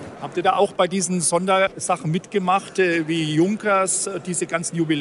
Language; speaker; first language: German; native; German